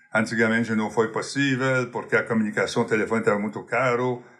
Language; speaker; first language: Portuguese; non-native, fluent; English